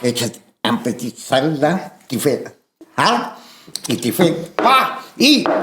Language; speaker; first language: French; non-native, fluent; Spanish